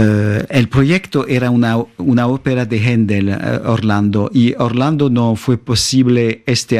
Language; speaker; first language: Spanish; non-native, fluent; French